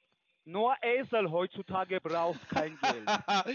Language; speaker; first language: German; non-native, learner; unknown